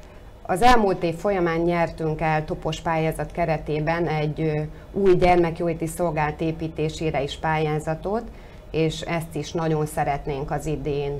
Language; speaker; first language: Hungarian; native; Hungarian